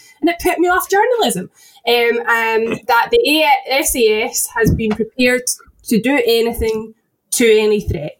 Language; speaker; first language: English; native; English